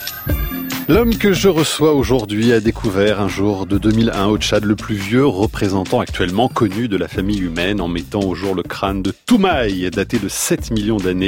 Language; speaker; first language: French; native; French